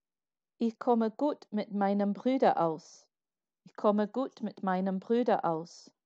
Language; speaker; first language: German; non-native, fluent; English